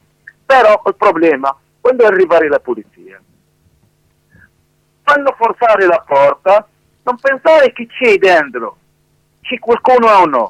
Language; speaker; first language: Italian; non-native, learner; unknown